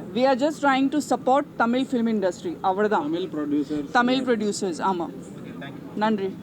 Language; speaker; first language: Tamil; non-native, fluent; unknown